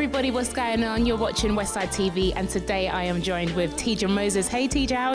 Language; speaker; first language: English; native; English